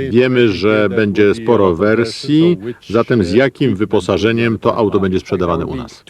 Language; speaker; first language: Polish; native; Polish